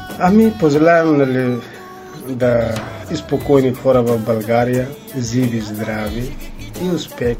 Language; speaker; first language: Bulgarian; non-native, learner; Hindi